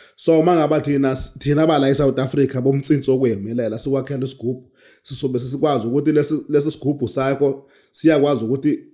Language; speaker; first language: Zulu; native; Zulu